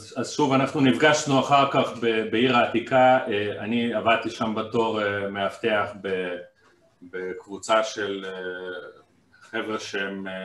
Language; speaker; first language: Hebrew; non-native, fluent; Hungarian